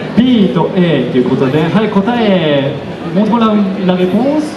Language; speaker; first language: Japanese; non-native, fluent; French